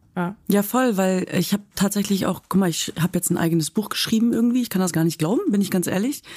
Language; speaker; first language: German; native; German